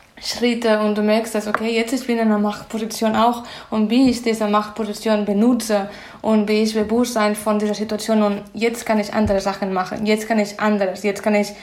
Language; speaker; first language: German; non-native, fluent; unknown